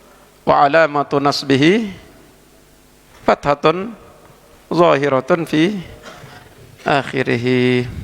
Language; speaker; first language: Arabic; non-native, fluent; Indonesian